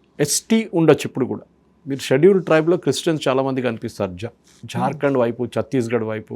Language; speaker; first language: Telugu; non-native, fluent; Malayalam